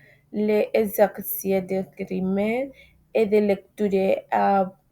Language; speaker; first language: French; non-native, learner; Spanish